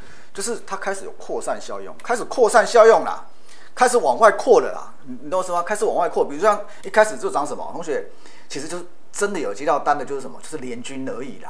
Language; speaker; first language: Chinese; native; Chinese